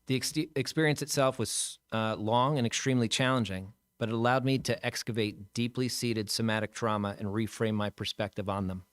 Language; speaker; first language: English; native; English